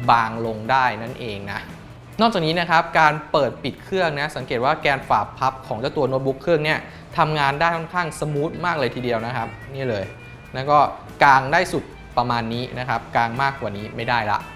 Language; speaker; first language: Thai; native; Thai